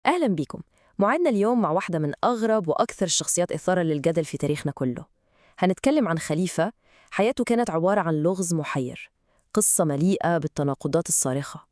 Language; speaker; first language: Arabic; native; Arabic